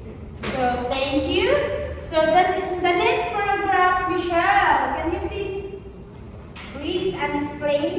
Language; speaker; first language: English; non-native, local second language; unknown